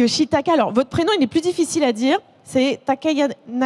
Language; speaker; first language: French; native; French